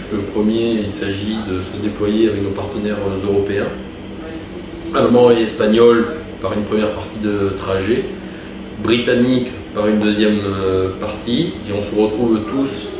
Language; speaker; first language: French; native; French